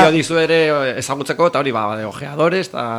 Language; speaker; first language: Basque; native; Basque